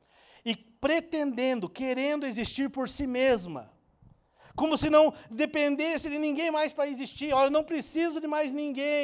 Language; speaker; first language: Portuguese; native; Portuguese